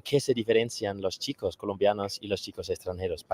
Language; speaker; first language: Spanish; non-native, learner; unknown